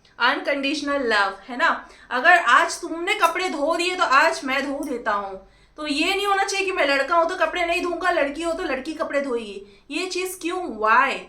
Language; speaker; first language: Hindi; non-native, local second language; Bangla